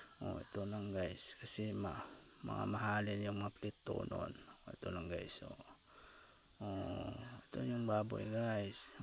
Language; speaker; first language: Filipino; non-native, local second language; Cebuano